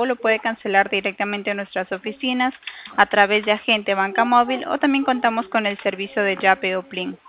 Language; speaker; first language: Spanish; native; Spanish